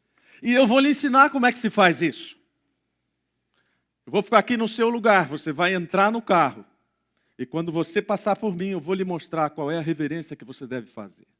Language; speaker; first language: Portuguese; native; Portuguese